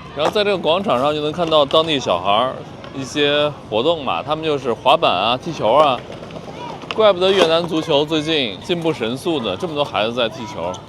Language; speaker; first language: Chinese; native; Chinese